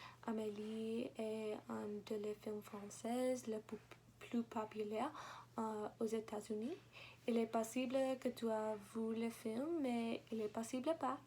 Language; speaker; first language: French; non-native, learner; English